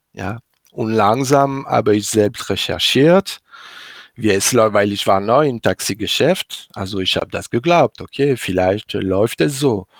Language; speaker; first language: German; non-native, learner; French